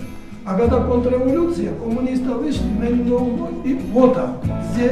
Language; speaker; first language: Russian; non-native, local second language; Georgian